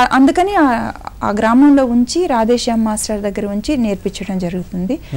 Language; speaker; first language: Telugu; native; Telugu